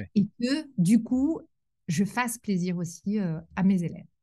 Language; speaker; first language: French; native; French